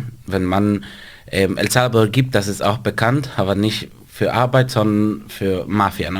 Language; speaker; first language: German; non-native, fluent; Spanish